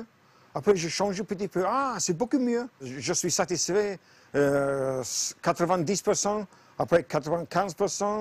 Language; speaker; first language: French; non-native, learner; English